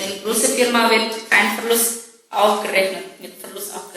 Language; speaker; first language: German; non-native, learner; Indonesian